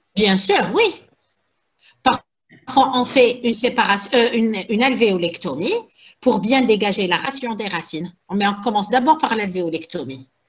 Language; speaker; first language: French; non-native, local second language; Arabic